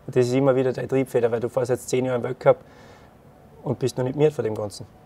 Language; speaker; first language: German; native; German